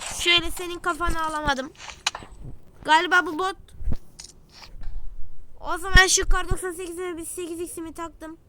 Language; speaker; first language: Turkish; native; Turkish